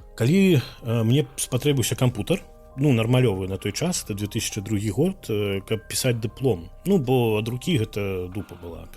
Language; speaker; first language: Belarusian; non-native, local second language; Russian